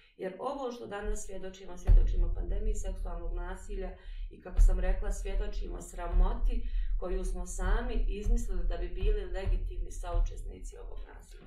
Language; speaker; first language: Bosnian; native; Bosnian